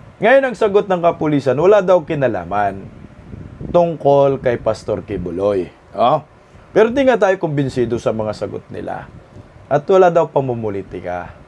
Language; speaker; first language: Filipino; non-native, local second language; Cebuano